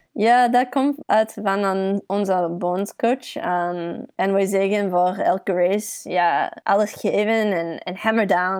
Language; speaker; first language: Dutch; early bilingual, heritage; English